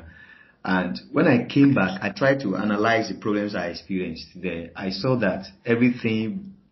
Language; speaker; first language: English; non-native, local second language; Yoruba